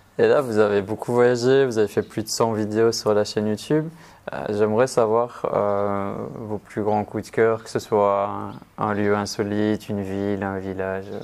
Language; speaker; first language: French; native; French